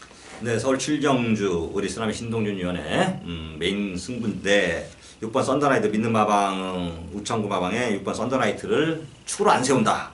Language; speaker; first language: Korean; native; Korean